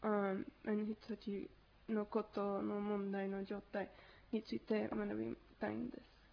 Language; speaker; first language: Japanese; non-native, learner; Spanish